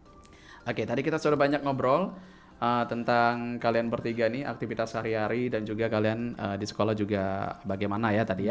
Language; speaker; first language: Indonesian; native; Indonesian